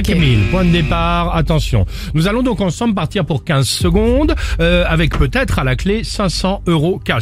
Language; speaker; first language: French; native; French